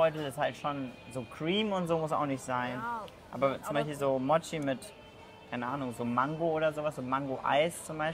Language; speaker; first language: German; native; German